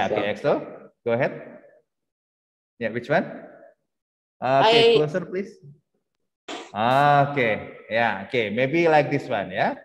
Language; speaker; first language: English; non-native, fluent; Indonesian